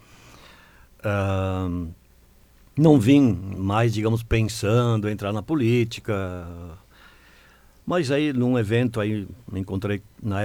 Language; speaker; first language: Portuguese; native; Portuguese